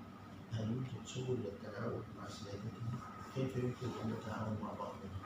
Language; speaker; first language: Arabic; native; Arabic